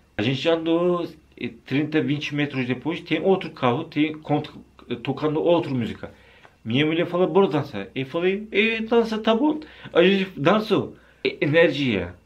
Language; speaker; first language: Portuguese; non-native, learner; Turkish